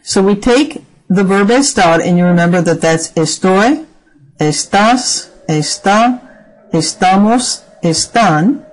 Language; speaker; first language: Spanish; non-native, fluent; English